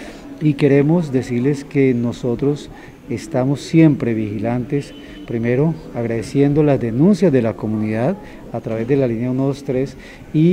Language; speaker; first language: Spanish; native; Spanish